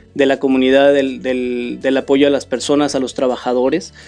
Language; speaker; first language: Spanish; native; Spanish